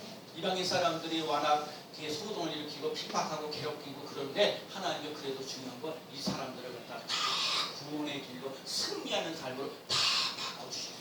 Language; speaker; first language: Korean; native; Korean